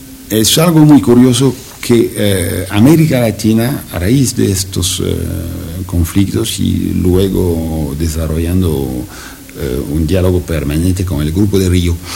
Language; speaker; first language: Spanish; non-native, fluent; French